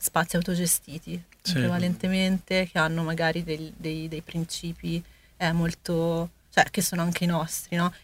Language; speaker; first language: Italian; early bilingual, other home language; Spanish